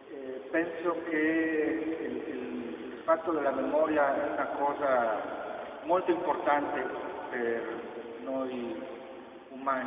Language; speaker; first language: Italian; non-native, fluent; Spanish